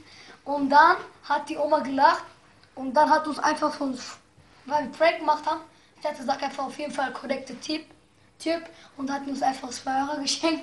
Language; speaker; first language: German; early bilingual, other home language; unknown